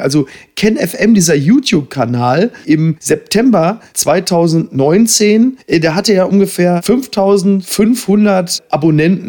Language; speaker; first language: German; native; German